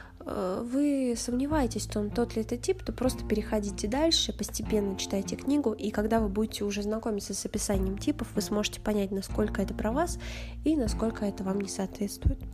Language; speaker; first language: Russian; native; Russian